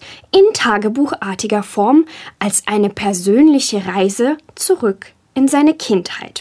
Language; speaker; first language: German; native; German